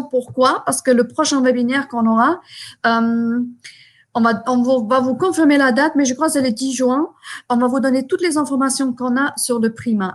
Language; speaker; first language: French; non-native, fluent; German